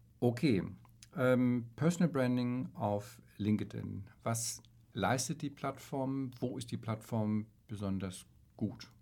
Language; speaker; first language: German; native; German